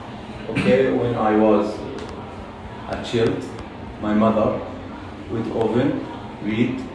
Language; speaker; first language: English; non-native, learner; Arabic